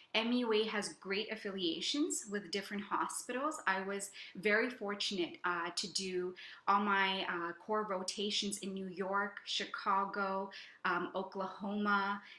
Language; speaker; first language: English; native; English